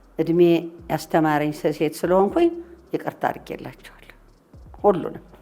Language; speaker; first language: Amharic; native; Amharic